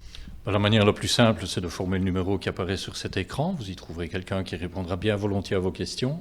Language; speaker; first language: French; native; French